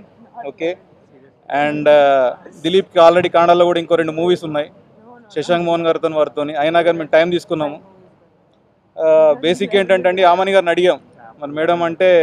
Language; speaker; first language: Telugu; native; Telugu